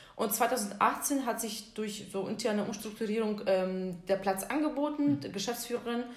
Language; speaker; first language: German; non-native, fluent; Russian